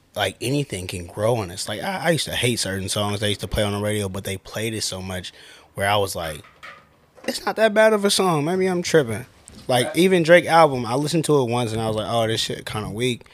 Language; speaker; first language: English; native; English